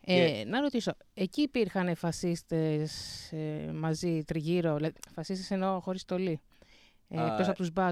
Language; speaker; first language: Greek; native; Greek